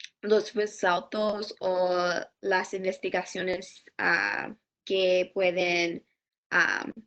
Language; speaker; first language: Spanish; non-native, learner; English